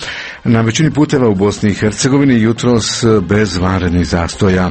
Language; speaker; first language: Croatian; native; Croatian